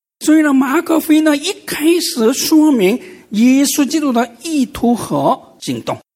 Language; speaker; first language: Chinese; non-native, fluent; Korean